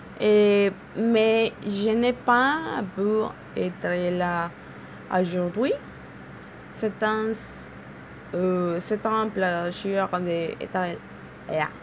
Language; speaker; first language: French; non-native, learner; Spanish